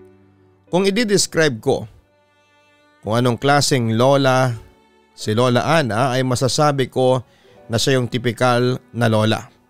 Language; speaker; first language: Filipino; native; Filipino